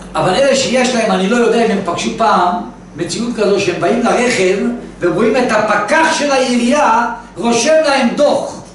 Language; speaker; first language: Hebrew; native; Hebrew